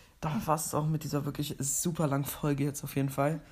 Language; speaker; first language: German; native; German